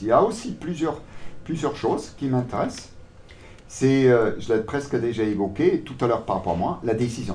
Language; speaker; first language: French; non-native, local second language; German